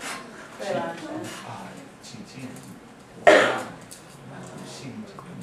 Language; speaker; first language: Chinese; non-native, learner; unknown